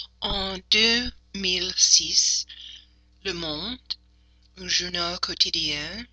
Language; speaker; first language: French; non-native, learner; English